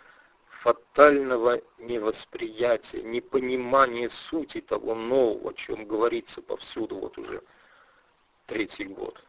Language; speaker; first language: Russian; native; Russian